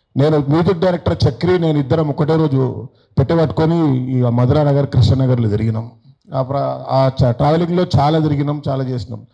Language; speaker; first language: Telugu; native; Telugu